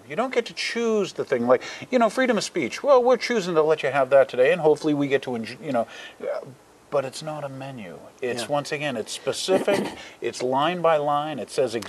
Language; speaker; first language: English; native; English